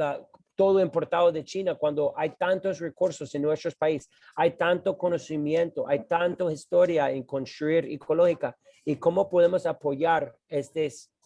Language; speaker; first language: Spanish; non-native, fluent; English